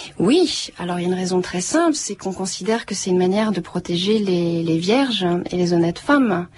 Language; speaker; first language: French; native; French